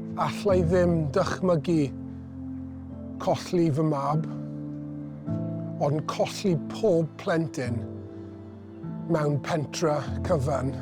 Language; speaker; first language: Welsh; non-native, local second language; English